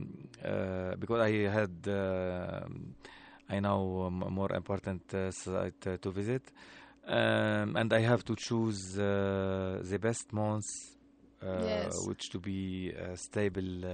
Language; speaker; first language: English; non-native, learner; Arabic